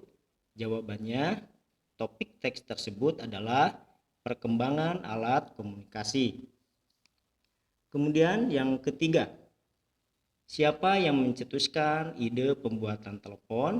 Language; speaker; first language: Indonesian; native; Indonesian